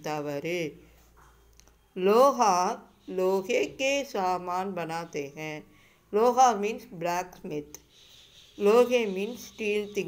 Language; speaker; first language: Hindi; non-native, local second language; Tamil